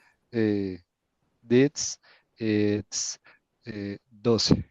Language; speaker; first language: English; non-native, learner; Spanish